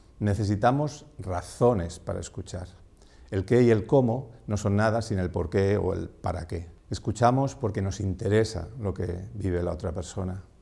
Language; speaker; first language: Spanish; non-native, local second language; Catalan